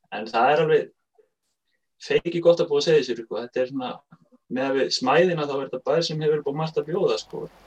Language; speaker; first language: Icelandic; native; Icelandic